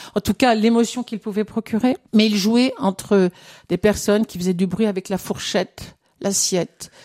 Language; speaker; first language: French; native; French